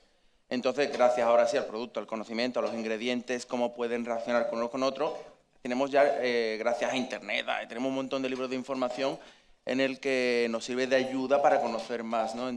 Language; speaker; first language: Spanish; native; Spanish